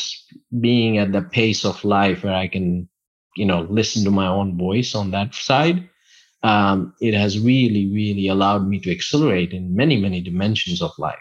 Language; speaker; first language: English; non-native, local second language; Gujarati